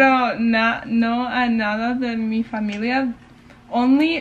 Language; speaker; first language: Spanish; early bilingual, heritage; English